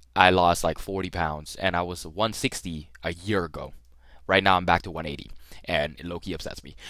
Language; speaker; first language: English; early bilingual, other home language; Thai